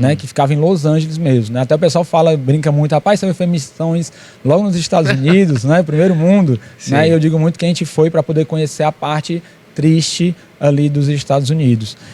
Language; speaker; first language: Portuguese; native; Portuguese